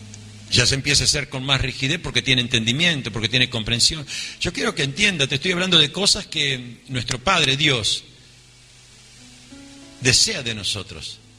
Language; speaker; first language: Spanish; native; Spanish